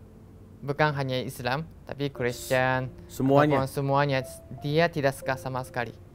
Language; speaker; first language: Indonesian; non-native, learner; Japanese